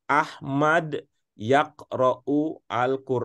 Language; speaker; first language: Arabic; non-native, fluent; Indonesian